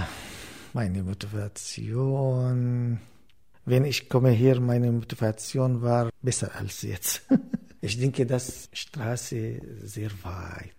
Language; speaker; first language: German; non-native, learner; Arabic